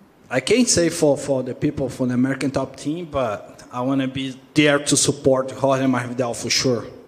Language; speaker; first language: English; non-native, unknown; Portuguese